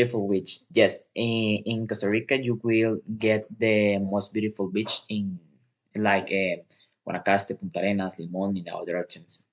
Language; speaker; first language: English; non-native, learner; Spanish